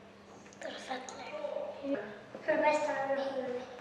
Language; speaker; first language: Icelandic; non-native, local second language; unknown